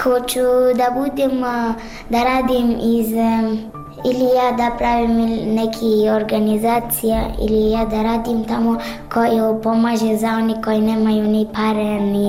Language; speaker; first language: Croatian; non-native, learner; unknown